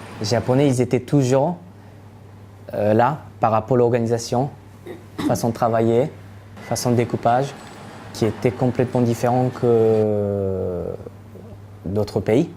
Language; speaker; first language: French; non-native, fluent; Japanese